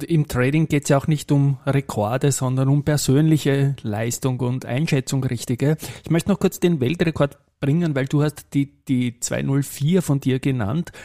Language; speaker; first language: German; native; German